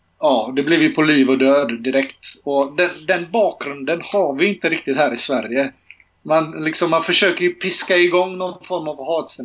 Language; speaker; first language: Swedish; early bilingual, other home language; Serbian